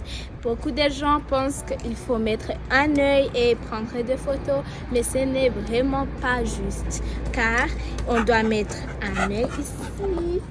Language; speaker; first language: French; non-native, local second language; Kinyarwanda